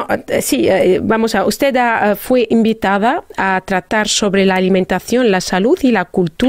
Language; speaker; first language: Spanish; non-native, fluent; Arabic